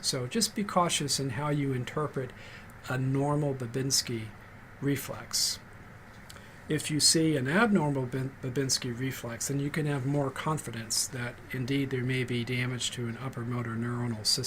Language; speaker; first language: English; native; English